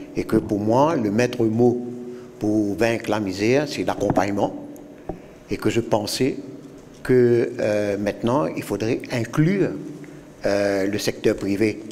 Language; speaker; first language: French; non-native, local second language; Morisyen